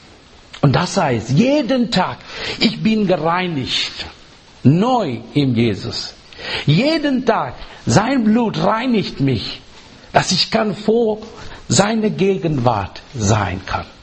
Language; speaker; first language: German; non-native, learner; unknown